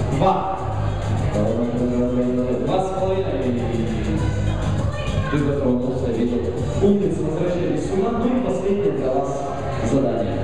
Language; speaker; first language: Russian; native; Russian